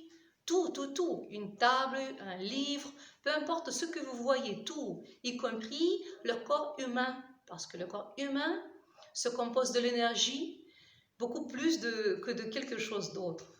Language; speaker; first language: French; non-native, fluent; Russian